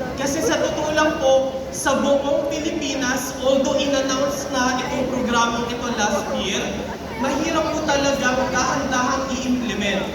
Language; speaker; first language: Filipino; native; Filipino